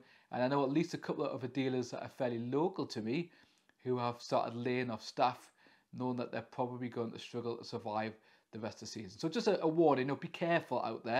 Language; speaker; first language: English; native; English